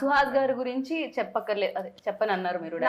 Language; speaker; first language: Telugu; native; Telugu